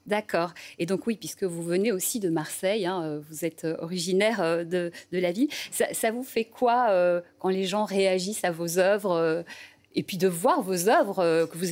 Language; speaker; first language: French; native; French